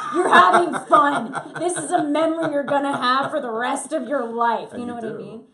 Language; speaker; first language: English; native; English